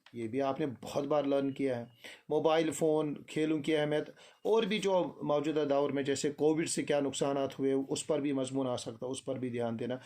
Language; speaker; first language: Urdu; non-native, local second language; Kashmiri